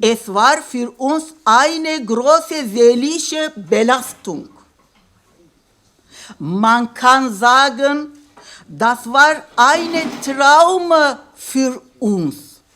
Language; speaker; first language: German; non-native, fluent; Kurdish